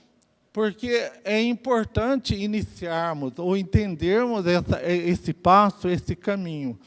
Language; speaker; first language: Portuguese; native; Portuguese